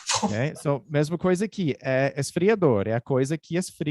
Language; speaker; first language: Portuguese; non-native, fluent; English